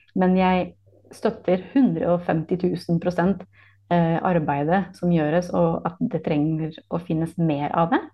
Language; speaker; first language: Norwegian; non-native, fluent; English